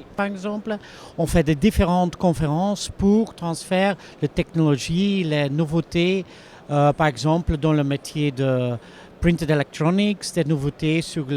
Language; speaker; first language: French; non-native, local second language; Dutch